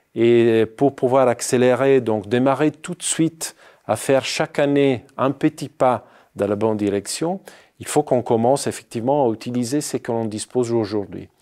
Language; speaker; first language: French; non-native, fluent; Italian